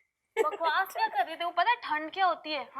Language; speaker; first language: Hindi; native; Hindi